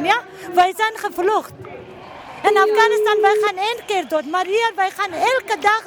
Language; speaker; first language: Dutch; non-native, learner; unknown